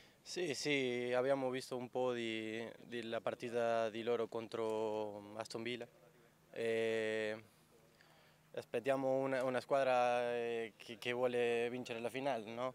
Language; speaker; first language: Italian; non-native, fluent; Spanish